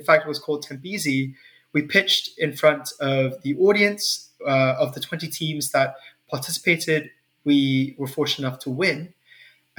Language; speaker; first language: English; non-native, local second language; Cantonese